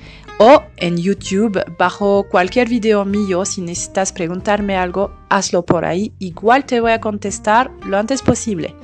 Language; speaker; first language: Spanish; non-native, fluent; French